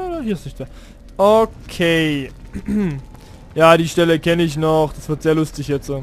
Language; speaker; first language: German; native; German